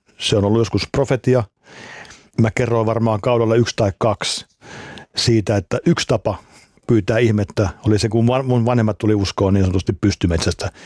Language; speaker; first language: Finnish; native; Finnish